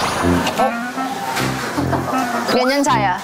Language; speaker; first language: Korean; non-native, fluent; Chinese